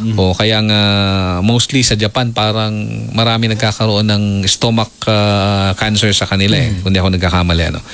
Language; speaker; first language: Filipino; non-native, local second language; Cebuano